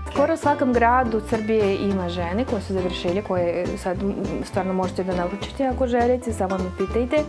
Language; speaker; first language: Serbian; non-native, fluent; Russian